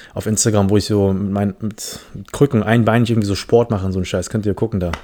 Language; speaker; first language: German; early bilingual, other home language; English